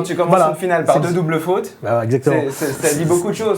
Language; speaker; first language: French; native; French